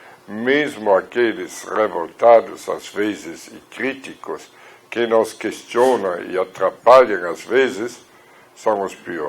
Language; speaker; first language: Portuguese; non-native, fluent; German